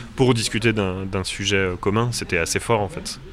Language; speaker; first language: French; native; French